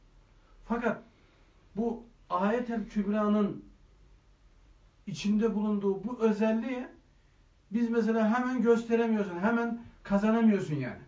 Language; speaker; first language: Turkish; native; Turkish